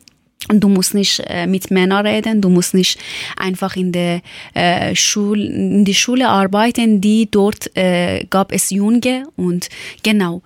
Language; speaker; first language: German; non-native, learner; Persian